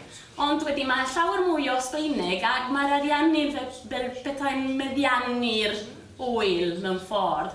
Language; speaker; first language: Welsh; non-native, fluent; Spanish